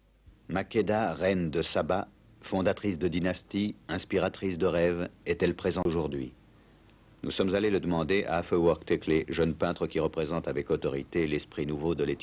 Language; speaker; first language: French; native; French